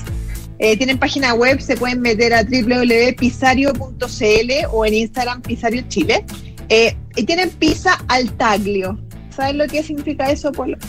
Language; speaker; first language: Spanish; native; Spanish